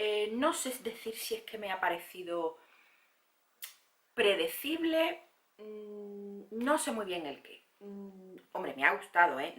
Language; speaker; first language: Spanish; native; Spanish